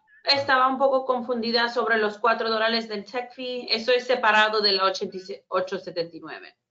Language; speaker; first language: Spanish; early bilingual, heritage; Spanish